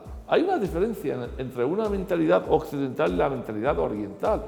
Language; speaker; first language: Spanish; non-native, fluent; Arabic